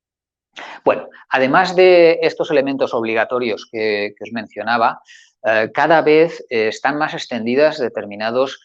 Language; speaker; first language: Spanish; native; Spanish